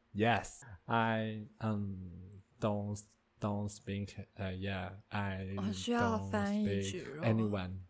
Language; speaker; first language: English; non-native, learner; Chinese